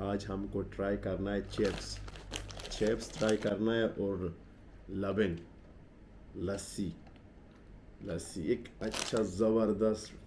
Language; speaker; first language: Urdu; non-native, local second language; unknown